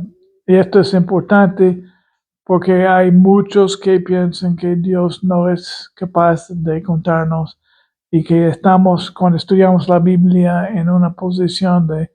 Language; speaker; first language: Spanish; non-native, fluent; English